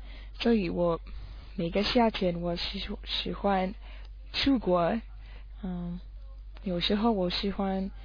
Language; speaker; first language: Chinese; non-native, learner; English